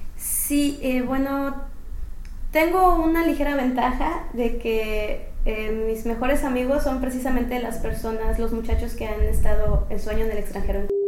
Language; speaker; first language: Spanish; native; Spanish